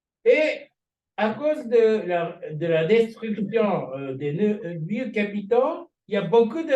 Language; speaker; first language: French; non-native, fluent; Japanese